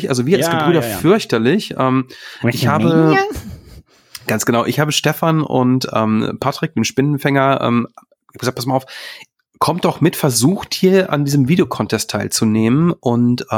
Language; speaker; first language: German; native; German